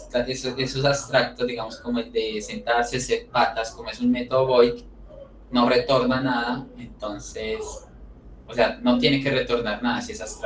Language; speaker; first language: Spanish; native; Spanish